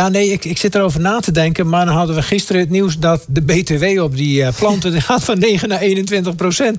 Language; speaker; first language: Dutch; native; Dutch